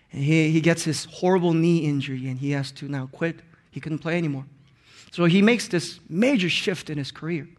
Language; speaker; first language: English; non-native, local second language; Korean